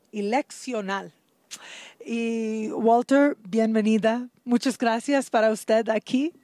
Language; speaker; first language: Spanish; non-native, learner; English